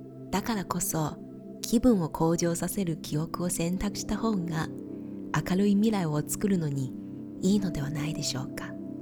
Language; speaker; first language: Japanese; native; Japanese